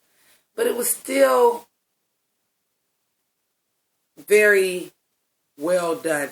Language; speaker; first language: English; native; English